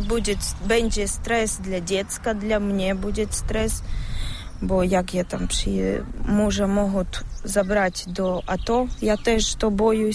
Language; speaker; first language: Polish; non-native, learner; Ukrainian